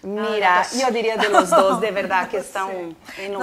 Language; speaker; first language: Spanish; non-native, learner; Portuguese